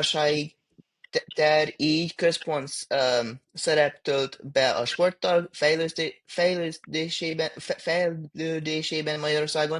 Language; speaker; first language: Hungarian; early bilingual, heritage; English